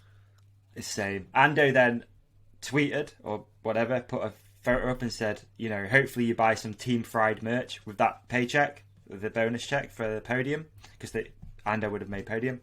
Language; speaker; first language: English; native; English